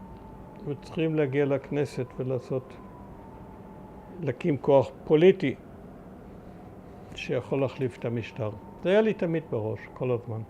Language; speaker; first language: Hebrew; early bilingual, other home language; German